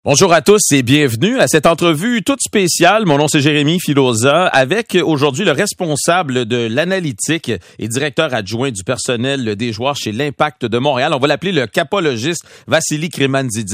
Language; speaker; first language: French; native; French